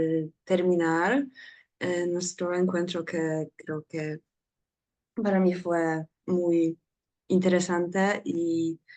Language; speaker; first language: Spanish; non-native, learner; Polish